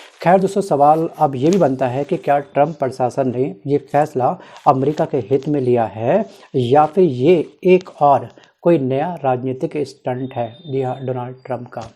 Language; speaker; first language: Hindi; native; Hindi